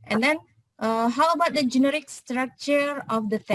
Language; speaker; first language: English; non-native, fluent; Indonesian